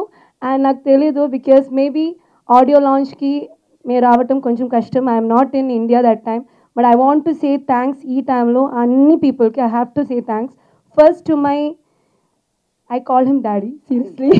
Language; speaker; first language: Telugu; non-native, learner; Malayalam